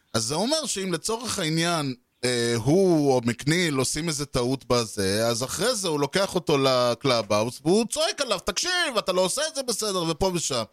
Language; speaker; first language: Hebrew; native; Hebrew